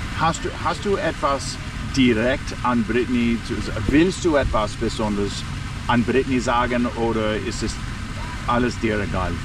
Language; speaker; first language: German; non-native, learner; English